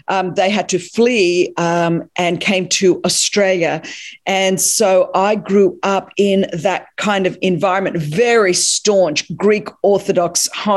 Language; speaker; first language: English; non-native, local second language; Greek